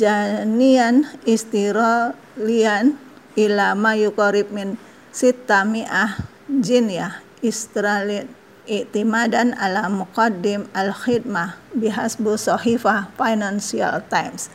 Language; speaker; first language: Arabic; non-native, fluent; Indonesian